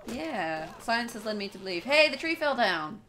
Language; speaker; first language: English; native; English